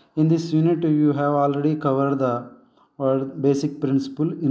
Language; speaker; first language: English; non-native, local second language; Telugu